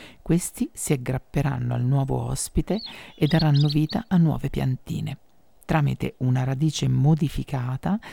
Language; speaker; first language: Italian; native; Italian